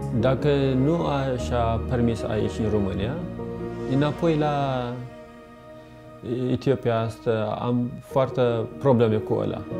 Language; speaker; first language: Romanian; non-native, learner; Tigrinya